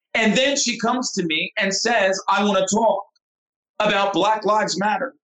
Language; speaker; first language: English; native; English